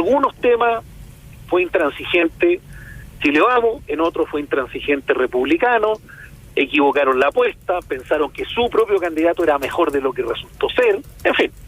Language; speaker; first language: Spanish; native; Spanish